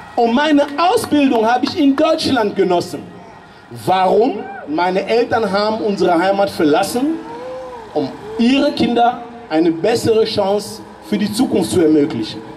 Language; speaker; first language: German; early bilingual, other home language; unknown